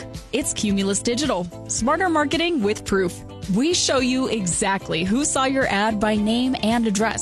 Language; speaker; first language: English; native; English